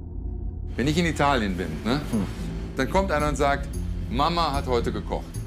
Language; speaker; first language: German; native; German